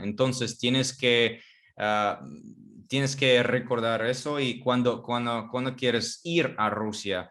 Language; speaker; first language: Spanish; non-native, fluent; Russian